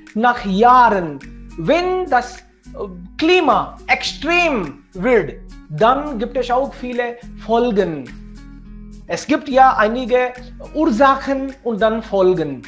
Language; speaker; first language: German; non-native, fluent; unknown